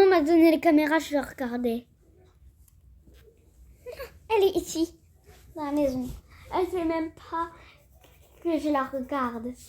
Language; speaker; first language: French; native; French